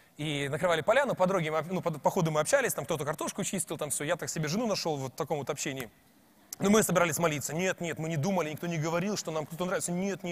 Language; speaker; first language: Russian; native; Russian